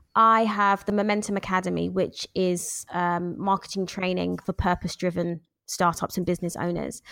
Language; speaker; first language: English; native; English